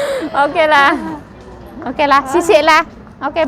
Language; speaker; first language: Chinese; non-native, local second language; Indonesian